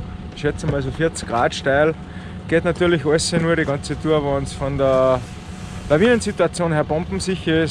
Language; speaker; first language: German; native; German